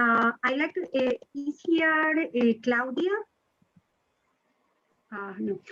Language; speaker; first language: English; non-native, learner; Spanish